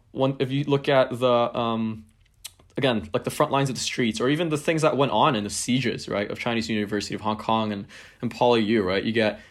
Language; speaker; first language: English; non-native, local second language; Cantonese